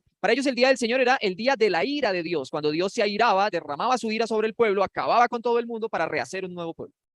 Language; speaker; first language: Spanish; native; Spanish